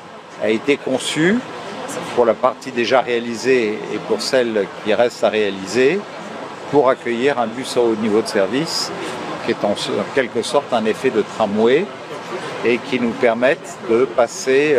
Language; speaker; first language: French; native; French